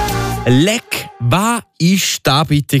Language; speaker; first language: German; native; German